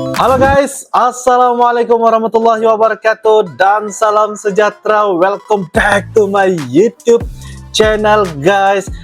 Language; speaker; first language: Malay; native; Malay